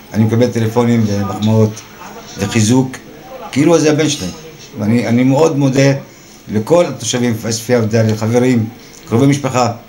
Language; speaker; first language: Hebrew; non-native, local second language; Arabic